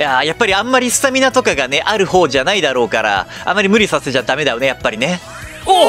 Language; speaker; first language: Japanese; native; Japanese